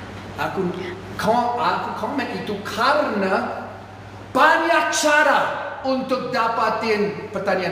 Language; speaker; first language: Indonesian; non-native, fluent; English